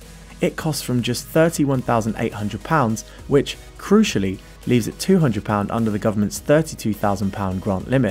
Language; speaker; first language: English; native; English